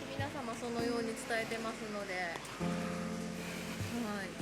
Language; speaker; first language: Japanese; native; Japanese